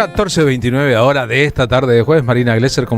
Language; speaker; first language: Spanish; native; Spanish